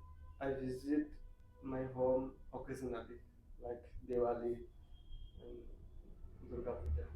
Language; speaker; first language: English; non-native, learner; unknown